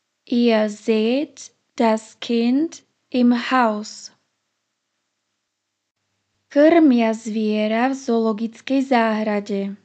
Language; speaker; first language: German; non-native, fluent; Slovak